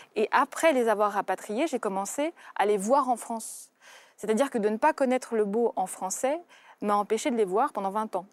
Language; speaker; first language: French; early bilingual, other home language; Russian